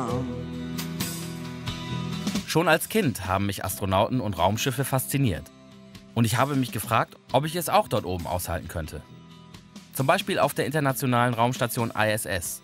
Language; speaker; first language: German; native; German